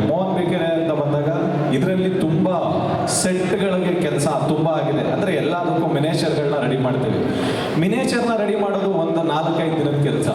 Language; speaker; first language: Kannada; native; Kannada